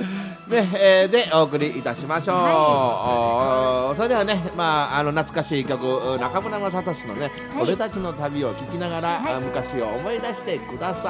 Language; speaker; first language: Japanese; native; Japanese